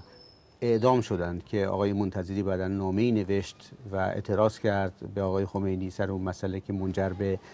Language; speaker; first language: Persian; native; Persian